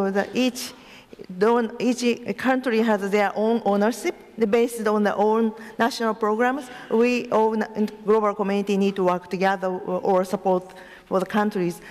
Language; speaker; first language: English; non-native, learner; Japanese